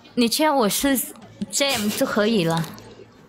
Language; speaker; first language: Chinese; non-native, learner; Vietnamese